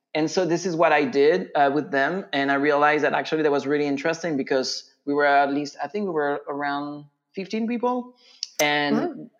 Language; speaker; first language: English; non-native, fluent; French